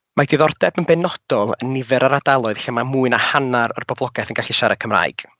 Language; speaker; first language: Welsh; native; Welsh